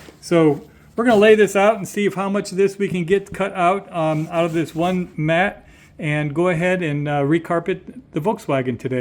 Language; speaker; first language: English; native; English